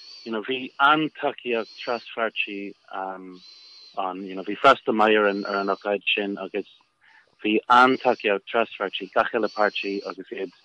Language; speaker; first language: Irish; non-native, local second language; English